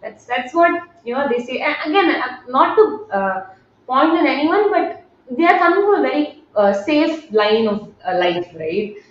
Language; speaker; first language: English; non-native, local second language; Tamil